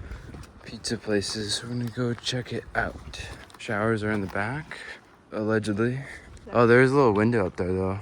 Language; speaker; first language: English; native; English